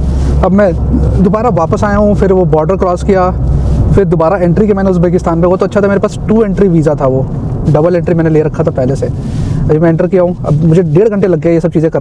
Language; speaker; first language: Hindi; native; Hindi